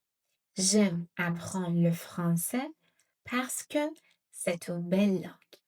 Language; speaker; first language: French; non-native, fluent; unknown